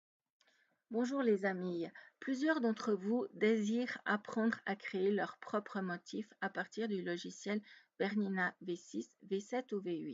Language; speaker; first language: French; native; French